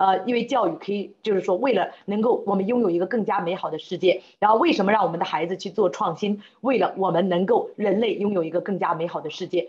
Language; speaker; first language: Chinese; native; Chinese